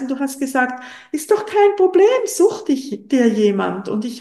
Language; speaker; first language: German; non-native, local second language; French